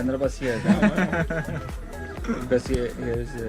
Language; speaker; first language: English; non-native, learner; Persian